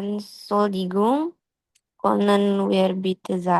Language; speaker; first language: German; non-native, learner; Indonesian